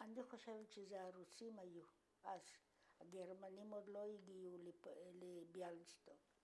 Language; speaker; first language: Hebrew; non-native, fluent; Polish